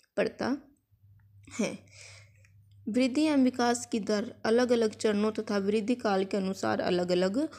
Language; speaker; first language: Hindi; native; Hindi